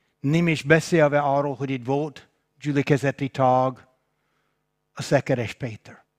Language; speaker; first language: Hungarian; non-native, fluent; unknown